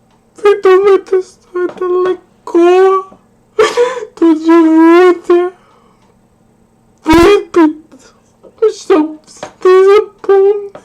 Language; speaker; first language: Russian; non-native, learner; English